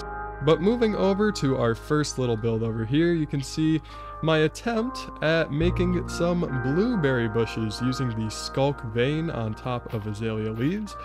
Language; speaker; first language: English; native; English